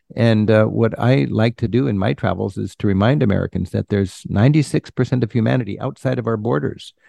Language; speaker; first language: English; native; English